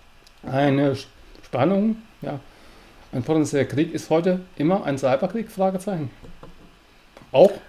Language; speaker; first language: German; native; German